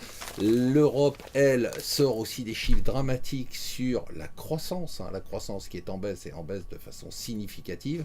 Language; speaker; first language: French; native; French